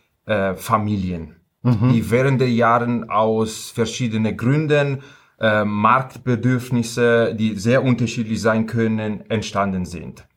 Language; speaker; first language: German; non-native, fluent; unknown